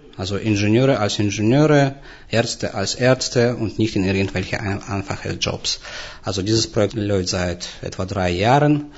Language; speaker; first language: German; non-native, fluent; Russian